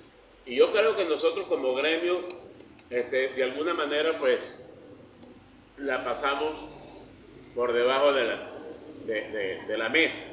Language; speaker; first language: Spanish; native; Spanish